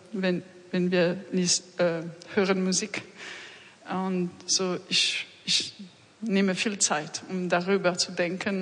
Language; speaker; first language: German; non-native, fluent; French